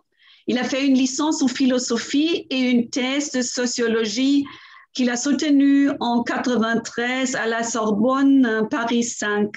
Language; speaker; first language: French; non-native, fluent; German